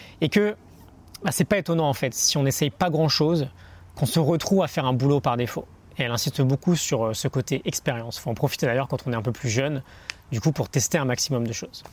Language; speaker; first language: French; native; French